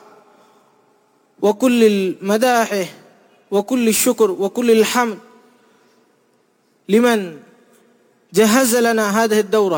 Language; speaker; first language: Arabic; non-native, fluent; Indonesian